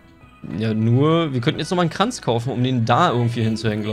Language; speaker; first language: German; native; German